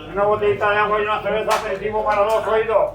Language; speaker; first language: Spanish; native; Spanish